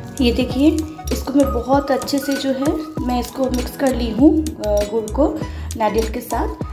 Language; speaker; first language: Hindi; non-native, local second language; Bangla